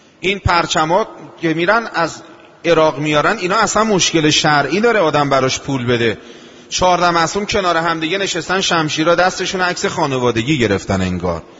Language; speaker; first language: Persian; non-native, local second language; Azerbaijani